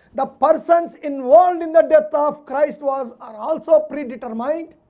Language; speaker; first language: English; non-native, local second language; Telugu